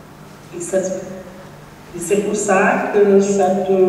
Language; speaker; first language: French; non-native, learner; Portuguese